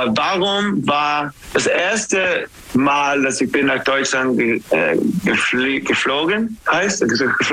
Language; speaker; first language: German; non-native, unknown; English